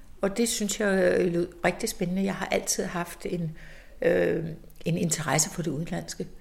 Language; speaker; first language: Danish; native; Danish